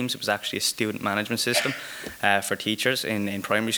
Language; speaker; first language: English; native; English